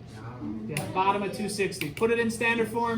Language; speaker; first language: English; native; English